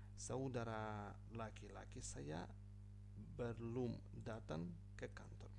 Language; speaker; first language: Indonesian; non-native, fluent; Ukrainian